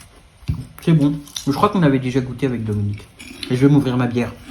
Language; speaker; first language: French; native; French